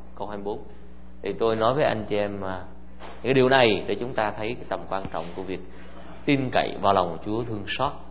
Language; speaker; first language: Vietnamese; early bilingual, heritage; Vietnamese